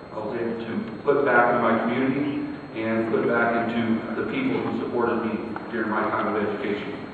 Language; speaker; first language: English; native; English